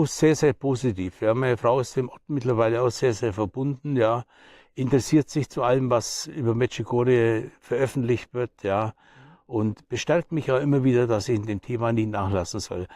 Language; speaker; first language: German; native; German